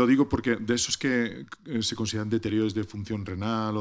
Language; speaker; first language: Spanish; native; Spanish